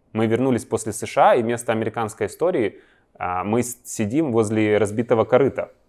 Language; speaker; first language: Russian; native; Russian